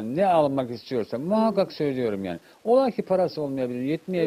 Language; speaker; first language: Turkish; native; Turkish